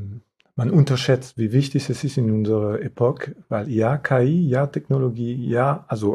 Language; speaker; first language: German; non-native, fluent; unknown